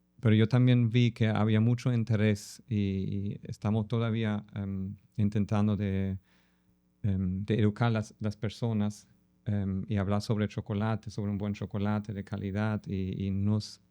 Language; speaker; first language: Spanish; non-native, fluent; German